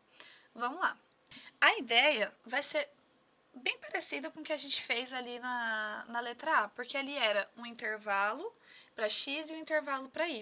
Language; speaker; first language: Portuguese; native; Portuguese